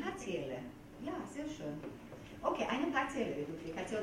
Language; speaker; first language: German; non-native, fluent; Georgian